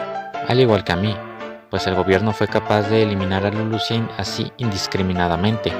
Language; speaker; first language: Spanish; native; Spanish